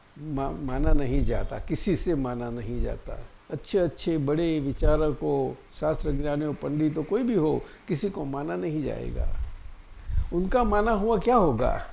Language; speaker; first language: Hindi; non-native, local second language; Gujarati